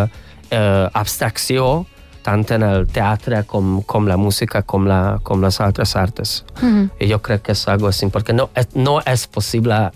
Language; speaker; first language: Catalan; non-native, fluent; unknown